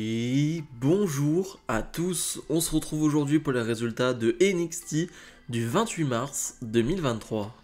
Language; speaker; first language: French; native; French